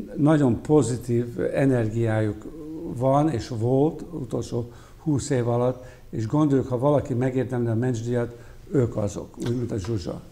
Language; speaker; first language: Hungarian; early bilingual, heritage; Hungarian